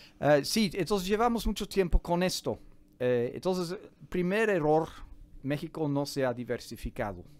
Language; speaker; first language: Spanish; non-native, fluent; English